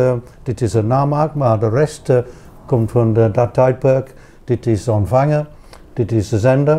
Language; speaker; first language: Dutch; non-native, fluent; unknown